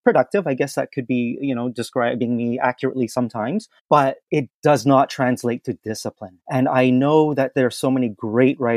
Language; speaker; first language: English; native; English